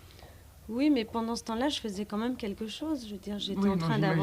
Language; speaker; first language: French; native; French